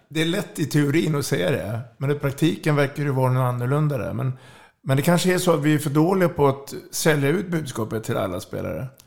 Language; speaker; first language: Swedish; native; Swedish